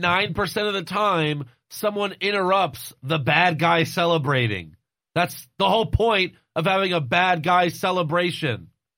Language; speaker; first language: English; native; English